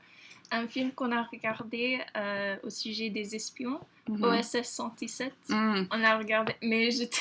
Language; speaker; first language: French; non-native, fluent; English